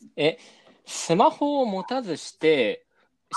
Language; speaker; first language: Japanese; native; Japanese